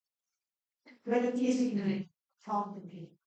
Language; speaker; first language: English; non-native, learner; Thai